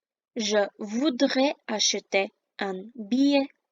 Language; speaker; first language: French; non-native, fluent; Armenian